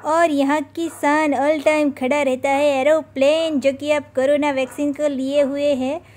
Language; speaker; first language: Hindi; non-native, local second language; Gujarati